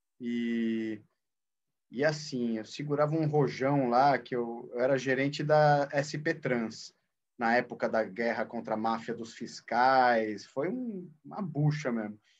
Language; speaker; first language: Portuguese; native; Portuguese